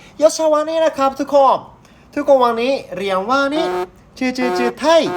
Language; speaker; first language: Thai; non-native, learner; Japanese